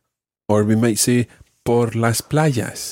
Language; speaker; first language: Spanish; non-native, fluent; English